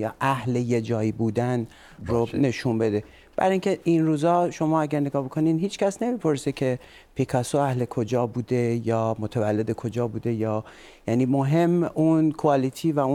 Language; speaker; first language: Persian; native; Persian